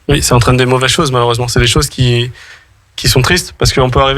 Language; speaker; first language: French; native; French